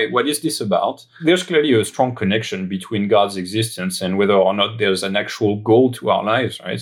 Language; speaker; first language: English; non-native, fluent; French